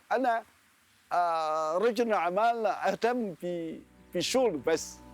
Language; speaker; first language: Arabic; non-native, fluent; Chinese